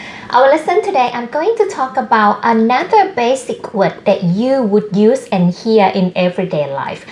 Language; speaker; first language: English; non-native, fluent; Thai